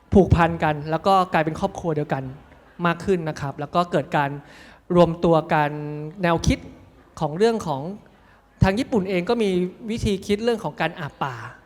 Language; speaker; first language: Thai; native; Thai